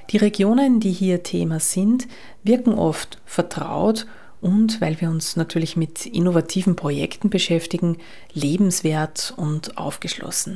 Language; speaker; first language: German; native; German